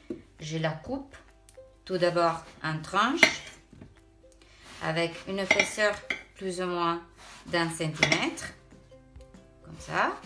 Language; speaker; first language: French; non-native, fluent; Italian